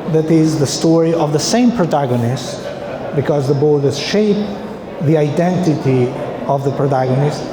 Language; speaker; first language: English; non-native, fluent; Albanian